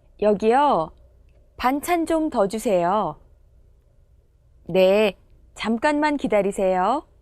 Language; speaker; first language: Korean; non-native, fluent; Indonesian